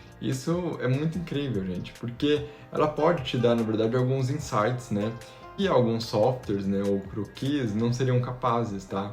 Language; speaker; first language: Portuguese; native; Portuguese